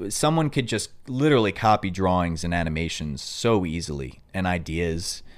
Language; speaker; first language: English; native; English